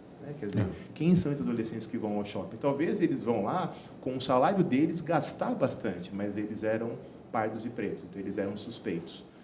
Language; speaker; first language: Portuguese; native; Portuguese